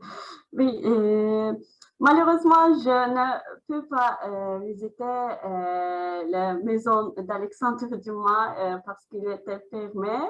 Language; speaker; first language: French; non-native, learner; Azerbaijani